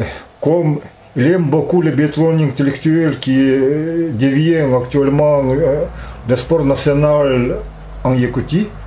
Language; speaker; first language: French; non-native, fluent; Russian